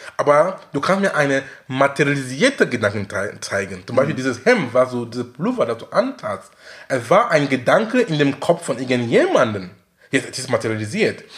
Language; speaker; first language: German; non-native, fluent; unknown